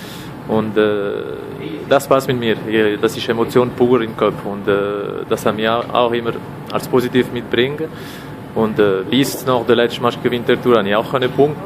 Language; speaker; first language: German; non-native, local second language; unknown